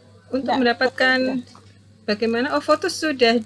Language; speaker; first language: Indonesian; native; Indonesian